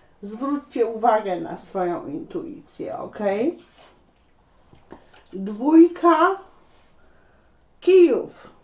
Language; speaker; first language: Polish; native; Polish